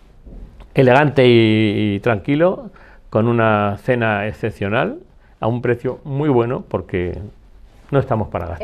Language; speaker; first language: Spanish; native; Spanish